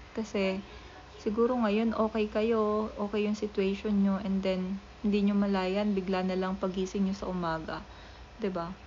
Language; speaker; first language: Filipino; native; Filipino